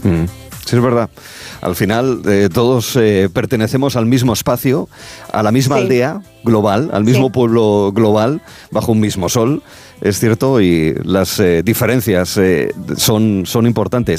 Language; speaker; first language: Spanish; native; Spanish